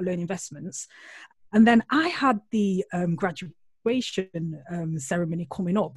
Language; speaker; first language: English; native; English